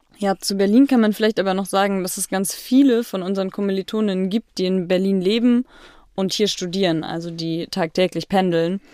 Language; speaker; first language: German; native; German